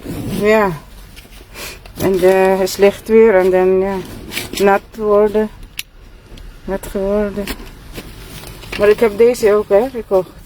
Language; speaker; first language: Dutch; non-native, learner; Filipino